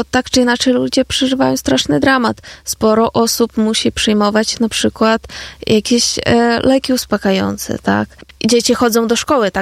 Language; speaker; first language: Polish; non-native, fluent; Ukrainian